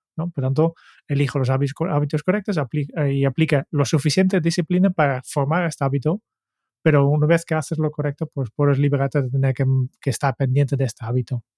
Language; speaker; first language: Spanish; non-native, fluent; Dutch